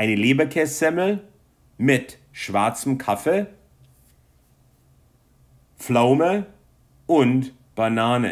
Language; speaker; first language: German; non-native, fluent; English